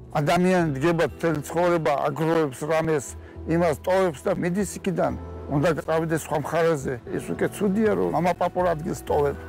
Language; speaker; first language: Georgian; non-native, local second language; Chechen